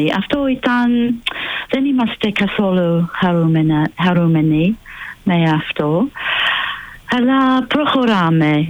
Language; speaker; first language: Greek; non-native, fluent; English